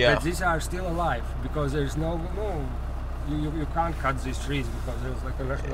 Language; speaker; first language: English; non-native, learner; Latvian